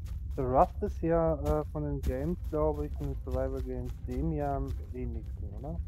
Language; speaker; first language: German; native; German